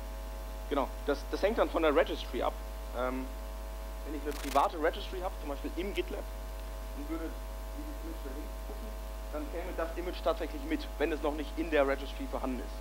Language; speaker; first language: German; native; German